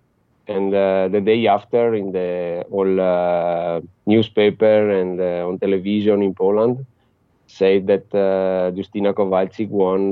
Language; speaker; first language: English; non-native, fluent; Italian